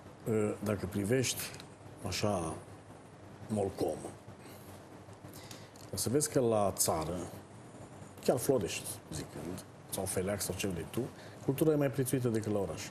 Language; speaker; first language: Romanian; native; Romanian